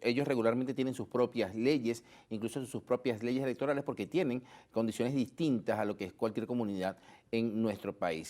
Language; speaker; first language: Spanish; native; Spanish